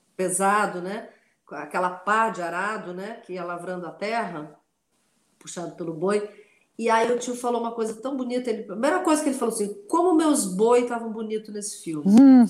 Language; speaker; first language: Portuguese; non-native, local second language; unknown